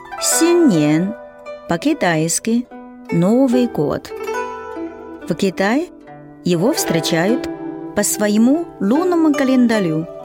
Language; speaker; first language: Russian; non-native, fluent; Chinese